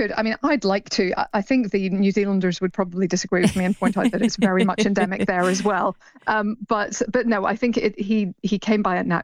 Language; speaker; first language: English; native; English